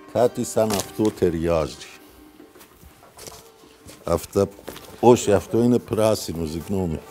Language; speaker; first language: Greek; non-native, fluent; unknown